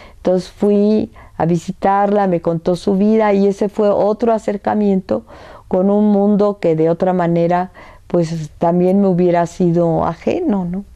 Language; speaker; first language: Spanish; early bilingual, other home language; French